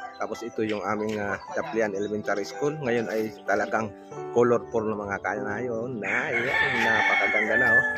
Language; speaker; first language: Filipino; non-native, local second language; Masbatenyo